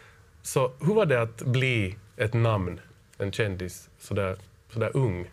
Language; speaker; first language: Swedish; native; Swedish